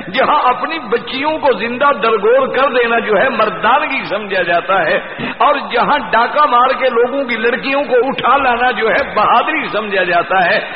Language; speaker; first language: Urdu; non-native, local second language; Punjabi